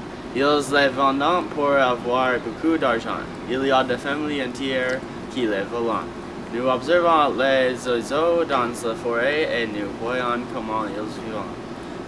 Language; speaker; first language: French; non-native, learner; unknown